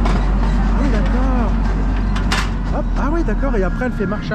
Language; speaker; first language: French; native; French